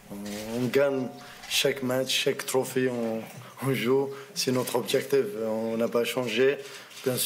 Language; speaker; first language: French; non-native, learner; Arabic